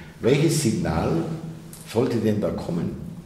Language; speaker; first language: German; native; German